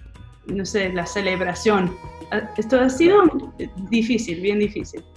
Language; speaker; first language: Spanish; non-native, fluent; English